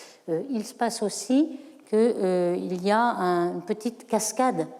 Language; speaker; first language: French; native; French